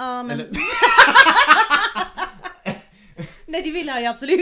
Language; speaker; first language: Swedish; native; Swedish